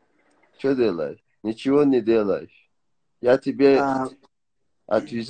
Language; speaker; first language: Russian; non-native, learner; Persian